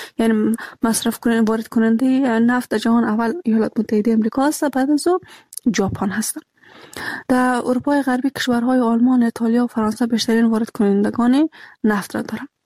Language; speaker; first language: Persian; native; Persian